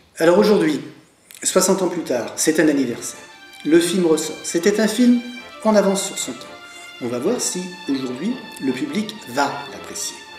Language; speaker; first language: French; native; French